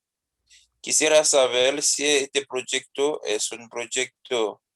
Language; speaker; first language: Spanish; non-native, fluent; Haitian Creole